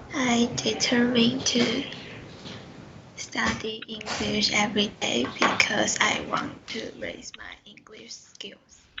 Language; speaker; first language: English; non-native, learner; Chinese